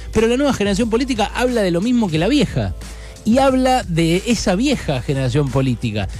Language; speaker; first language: Spanish; native; Spanish